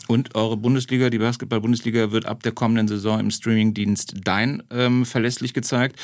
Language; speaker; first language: German; native; German